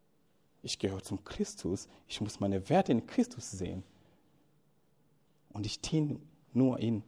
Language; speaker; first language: German; non-native, fluent; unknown